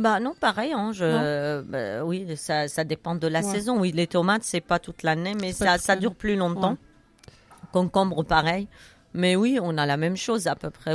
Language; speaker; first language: French; non-native, fluent; Arabic